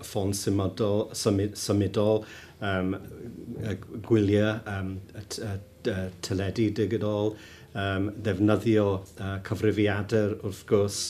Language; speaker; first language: Welsh; non-native, local second language; English